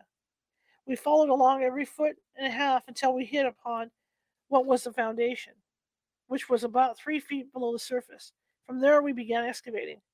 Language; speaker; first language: English; native; English